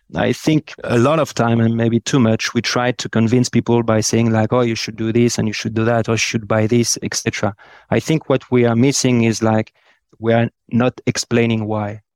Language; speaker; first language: English; non-native, fluent; French